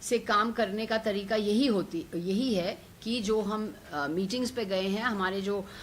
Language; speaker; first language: Hindi; non-native, local second language; Bangla